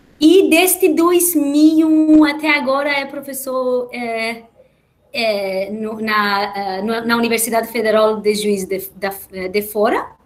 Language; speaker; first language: Portuguese; non-native, fluent; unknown